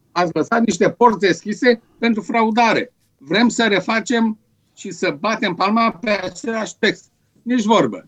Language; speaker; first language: Romanian; native; Romanian